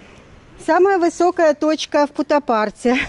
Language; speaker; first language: Russian; native; Russian